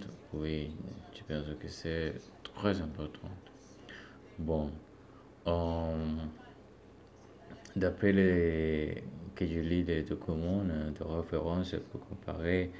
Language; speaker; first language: French; non-native, learner; Spanish